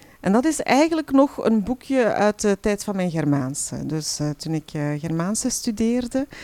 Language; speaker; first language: Dutch; early bilingual, other home language; Arabic